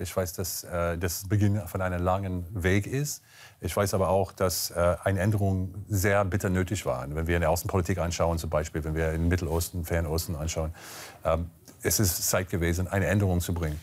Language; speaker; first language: German; non-native, fluent; English